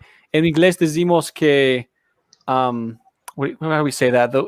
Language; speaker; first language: Portuguese; non-native, learner; English